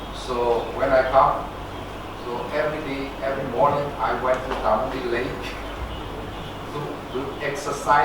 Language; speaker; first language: English; non-native, learner; Chinese